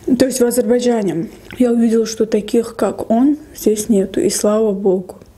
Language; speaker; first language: Russian; non-native, local second language; Lezghian